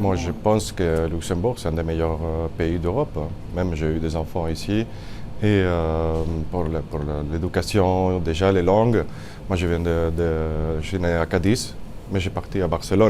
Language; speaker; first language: French; non-native, fluent; Spanish